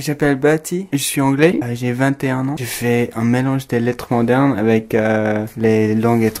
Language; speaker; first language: French; non-native, fluent; English